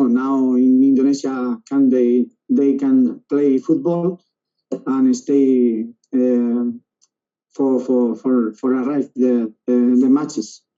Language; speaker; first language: English; non-native, learner; Spanish